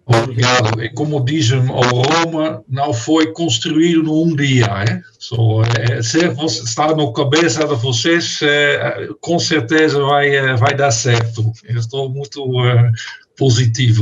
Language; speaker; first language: Portuguese; non-native, fluent; Dutch